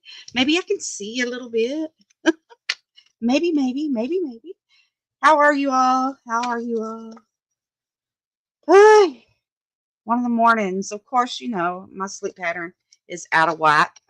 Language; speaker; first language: English; native; English